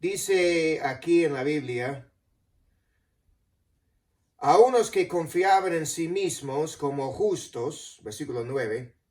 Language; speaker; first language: Spanish; non-native, fluent; English